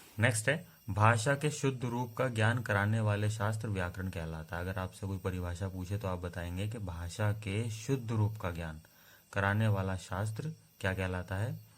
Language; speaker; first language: Hindi; native; Hindi